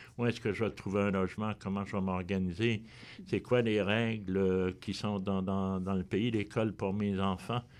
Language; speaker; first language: French; native; French